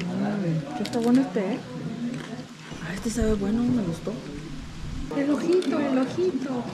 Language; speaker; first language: Spanish; native; Spanish